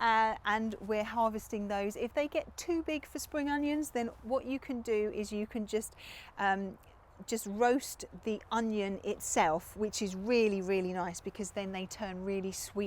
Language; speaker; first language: English; native; English